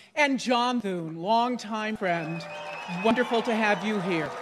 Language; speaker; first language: English; native; English